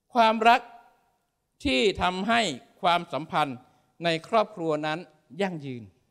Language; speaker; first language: Thai; native; Thai